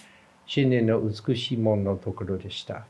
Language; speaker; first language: Japanese; non-native, fluent; English